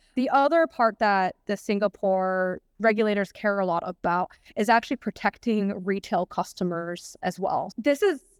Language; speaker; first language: English; native; English